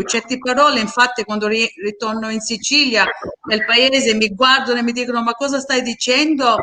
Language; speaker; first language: Italian; early bilingual, heritage; Sicilian